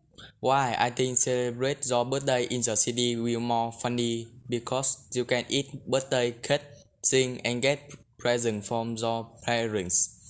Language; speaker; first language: English; non-native, learner; Vietnamese